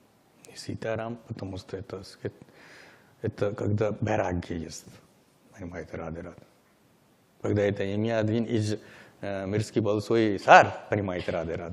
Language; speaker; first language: Russian; non-native, learner; Hindi